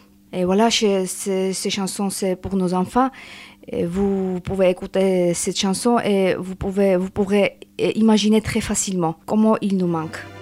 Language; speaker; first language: French; non-native, learner; Georgian